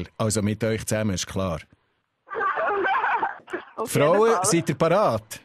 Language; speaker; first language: German; native; German